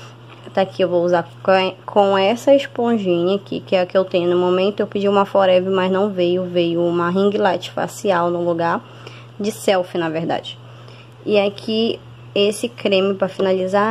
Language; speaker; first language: Portuguese; native; Portuguese